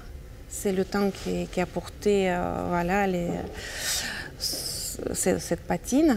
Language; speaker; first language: French; non-native, fluent; Russian